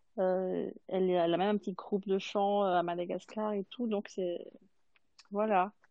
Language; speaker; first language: French; non-native, local second language; Malagasy